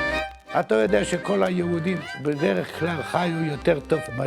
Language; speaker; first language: Hebrew; non-native, fluent; Yiddish